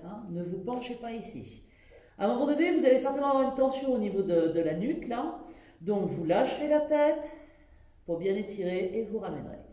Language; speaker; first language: French; native; French